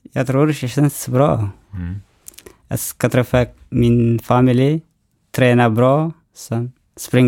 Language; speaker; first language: Swedish; non-native, learner; Oromo